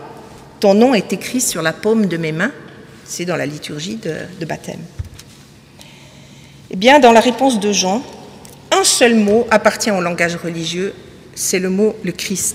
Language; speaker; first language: French; native; French